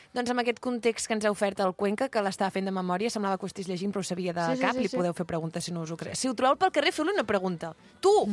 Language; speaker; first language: Catalan; native; Catalan